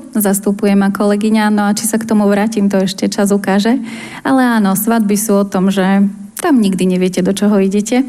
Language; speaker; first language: Slovak; non-native, local second language; Rusyn